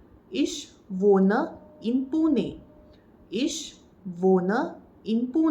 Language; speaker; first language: German; non-native, learner; Marathi